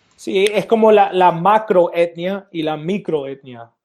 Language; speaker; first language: Spanish; early bilingual, heritage; Spanish